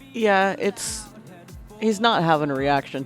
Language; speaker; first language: English; native; English